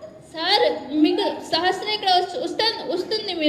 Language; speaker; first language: Telugu; non-native, learner; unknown